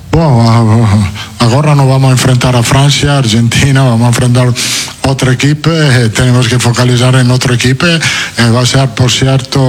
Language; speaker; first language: Portuguese; non-native, fluent; Italian